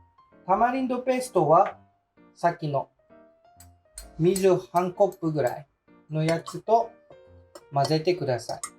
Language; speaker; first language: Japanese; non-native, fluent; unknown